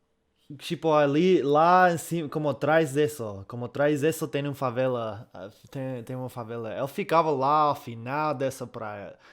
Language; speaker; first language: Portuguese; non-native, fluent; English